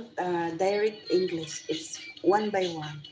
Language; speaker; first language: English; non-native, learner; Filipino